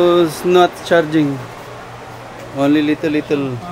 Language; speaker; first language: English; non-native, learner; Filipino